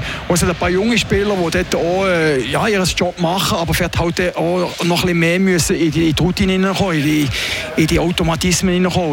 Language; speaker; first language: German; native; German